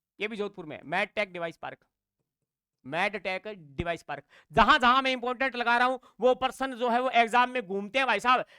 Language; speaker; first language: Hindi; native; Hindi